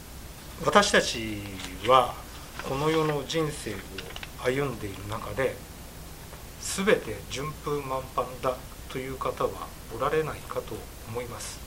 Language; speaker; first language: Japanese; native; Japanese